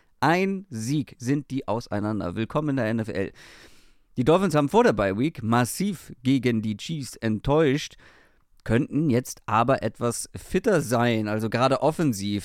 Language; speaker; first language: German; native; German